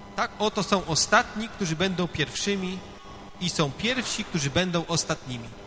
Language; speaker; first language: Polish; native; Polish